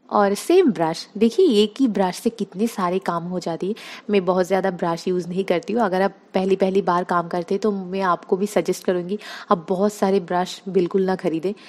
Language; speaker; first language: Hindi; non-native, local second language; Bangla